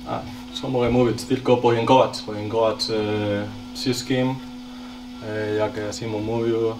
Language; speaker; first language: Polish; non-native, learner; Spanish